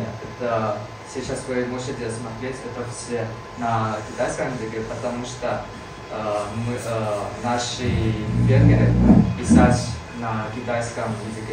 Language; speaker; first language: Russian; non-native, learner; Chinese